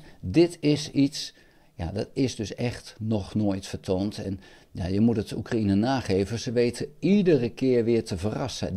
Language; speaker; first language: Dutch; native; Dutch